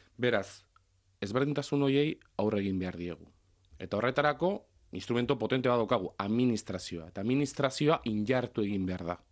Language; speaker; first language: Basque; native; Basque